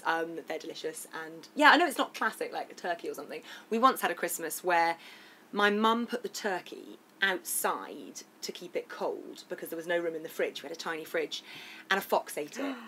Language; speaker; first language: English; native; English